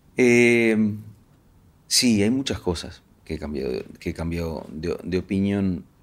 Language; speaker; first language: Spanish; native; Spanish